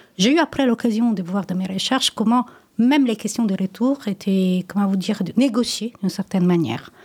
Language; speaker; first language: French; non-native, fluent; Italian